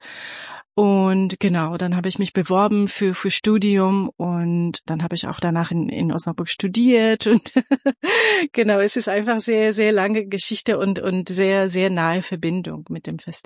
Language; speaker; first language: German; non-native, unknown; Persian